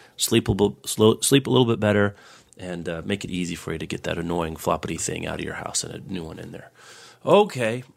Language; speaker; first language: English; native; English